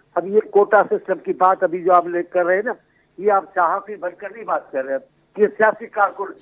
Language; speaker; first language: Urdu; non-native, local second language; Sindhi